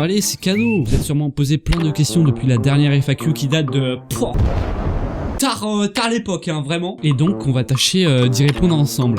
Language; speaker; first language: French; native; French